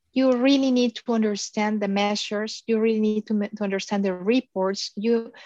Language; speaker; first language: English; non-native, fluent; Spanish